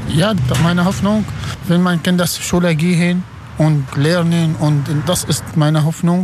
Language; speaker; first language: German; non-native, learner; Arabic